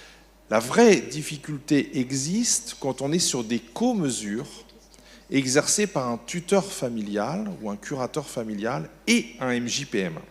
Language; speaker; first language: French; native; French